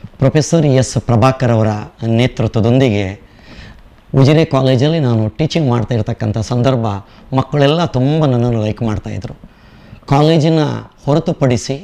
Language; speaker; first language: Kannada; native; Kannada